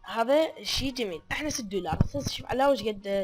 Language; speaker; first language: Arabic; native; Arabic